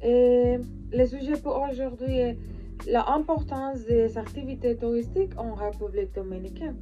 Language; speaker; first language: French; non-native, learner; Spanish